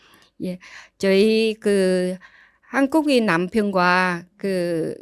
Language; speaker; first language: Korean; non-native, learner; Vietnamese